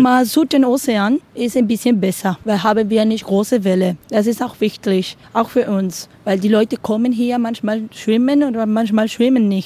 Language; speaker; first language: German; non-native, learner; Spanish